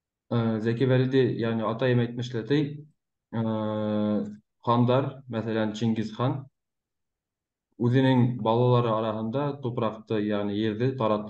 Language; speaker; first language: Turkish; non-native, learner; Bashkir